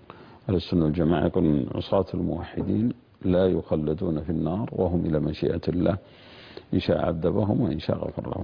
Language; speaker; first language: Arabic; native; Arabic